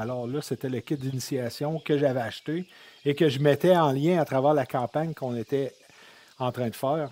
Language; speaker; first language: French; native; French